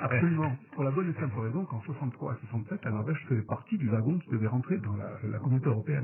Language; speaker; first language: French; native; French